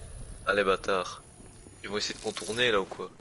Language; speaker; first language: French; native; French